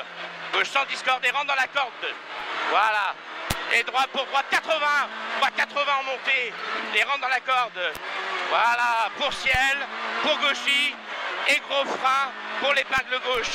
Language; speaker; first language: French; native; French